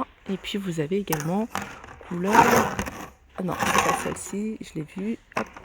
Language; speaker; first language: French; native; French